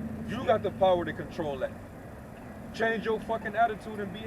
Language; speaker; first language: English; native; English